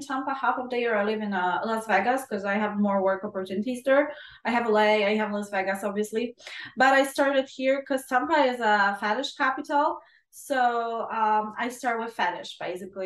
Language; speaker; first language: English; non-native, fluent; Italian